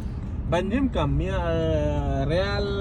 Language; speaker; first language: Arabic; non-native, learner; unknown